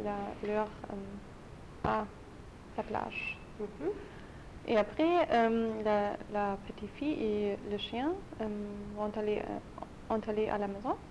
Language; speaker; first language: French; non-native, learner; German